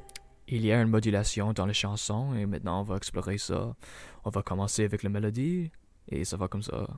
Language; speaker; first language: French; non-native, local second language; English